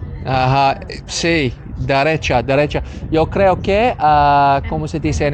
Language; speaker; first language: Spanish; non-native, learner; English